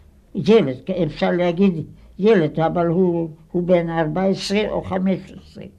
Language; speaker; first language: Hebrew; non-native, fluent; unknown